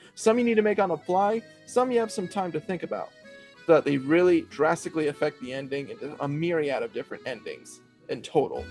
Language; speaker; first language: English; native; English